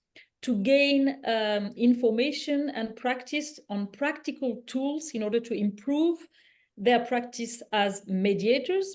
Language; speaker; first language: English; non-native, fluent; French